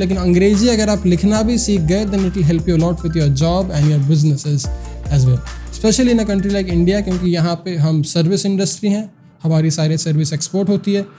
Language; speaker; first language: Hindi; non-native, local second language; Bangla